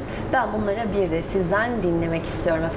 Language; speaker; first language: Turkish; native; Turkish